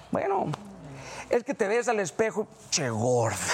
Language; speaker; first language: Spanish; native; Spanish